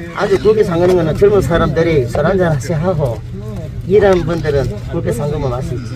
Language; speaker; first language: Korean; native; Korean